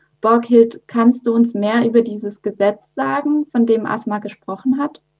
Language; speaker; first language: German; native; German